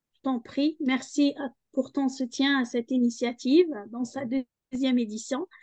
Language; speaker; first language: French; non-native, local second language; Arabic